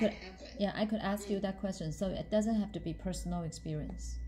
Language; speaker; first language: English; non-native, fluent; Chinese